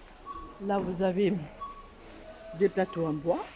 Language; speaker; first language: French; native; French